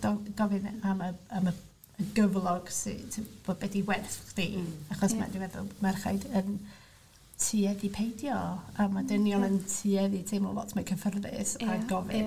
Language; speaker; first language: Welsh; non-native, local second language; English